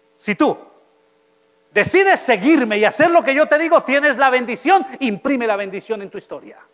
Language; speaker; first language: Spanish; native; Spanish